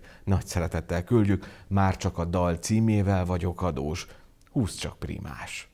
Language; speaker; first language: Hungarian; native; Hungarian